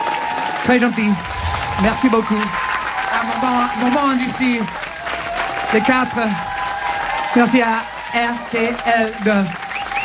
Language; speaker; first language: French; non-native, learner; English